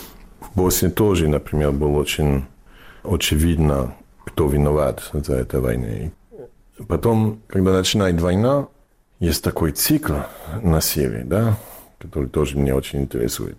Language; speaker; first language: Russian; non-native, fluent; English